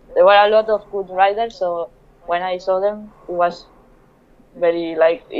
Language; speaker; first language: English; non-native, fluent; Spanish